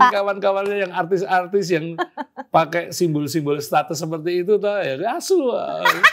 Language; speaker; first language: Indonesian; non-native, local second language; Javanese